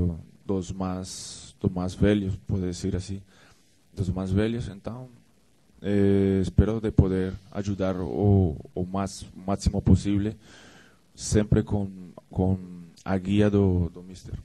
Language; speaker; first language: Portuguese; non-native, fluent; Spanish